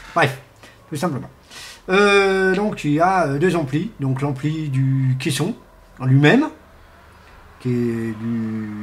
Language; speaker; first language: French; non-native, fluent; Portuguese